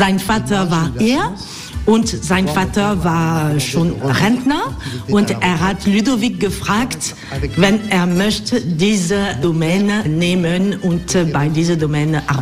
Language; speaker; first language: German; non-native, learner; French